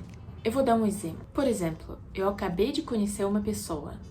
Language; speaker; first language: Portuguese; non-native, fluent; Russian